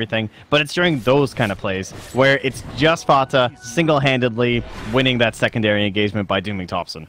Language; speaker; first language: English; native; English